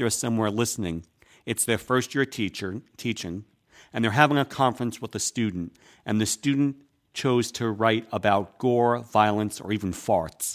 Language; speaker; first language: English; native; English